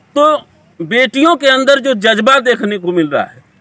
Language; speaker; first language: Hindi; native; Hindi